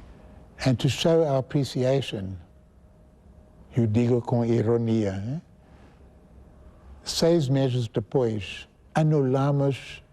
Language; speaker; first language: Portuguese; non-native, fluent; English